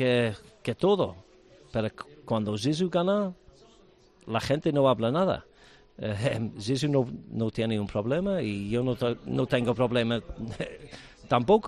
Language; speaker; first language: Spanish; non-native, learner; English